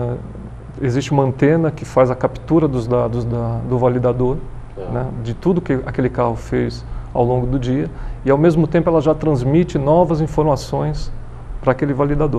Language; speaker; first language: Portuguese; native; Portuguese